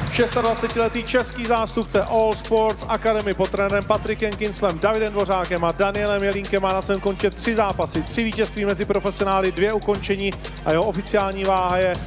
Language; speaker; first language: Czech; native; Czech